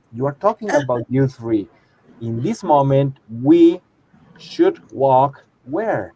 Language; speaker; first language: English; non-native, fluent; Spanish